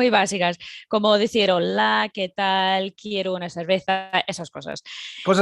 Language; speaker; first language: Spanish; non-native, fluent; English